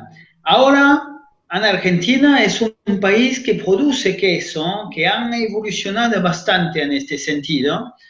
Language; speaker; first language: Spanish; non-native, fluent; French